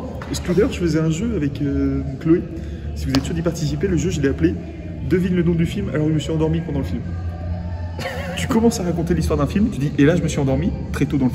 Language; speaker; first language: French; native; French